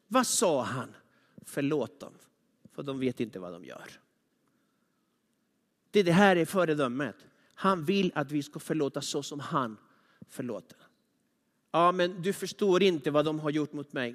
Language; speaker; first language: Swedish; non-native, fluent; Spanish